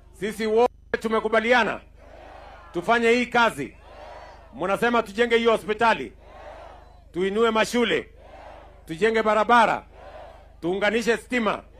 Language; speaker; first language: Swahili; non-native, local second language; Kalenjin